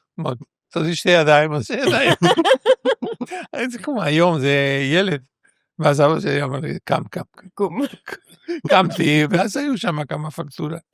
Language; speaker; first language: Hebrew; non-native, fluent; Spanish